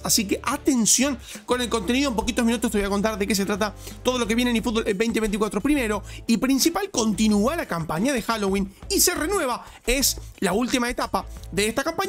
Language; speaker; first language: Spanish; native; Spanish